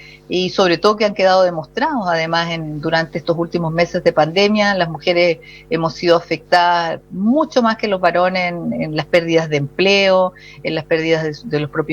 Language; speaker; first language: Spanish; native; Spanish